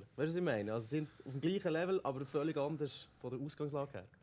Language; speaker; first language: German; native; German